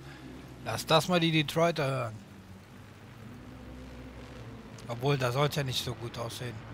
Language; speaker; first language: German; native; German